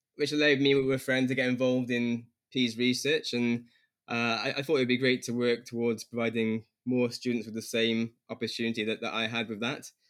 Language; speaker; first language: English; native; English